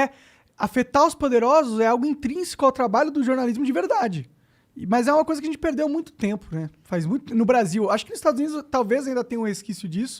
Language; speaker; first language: Portuguese; native; Portuguese